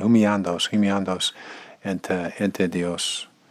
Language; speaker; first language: Spanish; non-native, learner; English